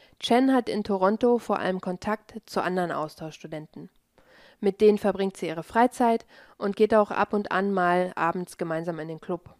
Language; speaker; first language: German; native; German